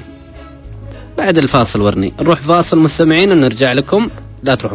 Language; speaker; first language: Arabic; native; Arabic